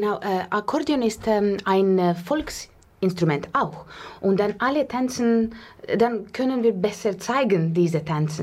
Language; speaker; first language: German; non-native, learner; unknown